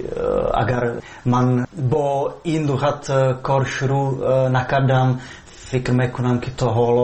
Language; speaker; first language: Persian; non-native, fluent; Czech